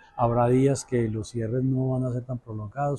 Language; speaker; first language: Spanish; native; Spanish